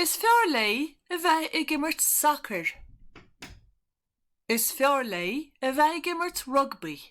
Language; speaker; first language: Irish; non-native, learner; English